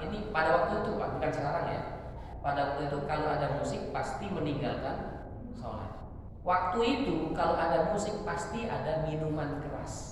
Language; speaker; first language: Indonesian; native; Indonesian